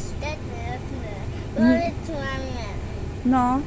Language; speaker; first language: Polish; early bilingual, heritage; Polish